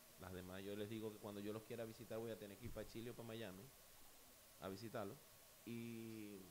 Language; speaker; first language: Spanish; native; Spanish